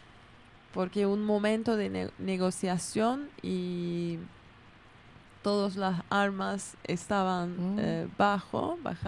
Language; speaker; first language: Spanish; non-native, fluent; Kurdish